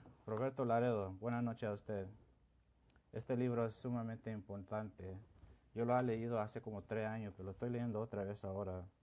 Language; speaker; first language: Spanish; non-native, local second language; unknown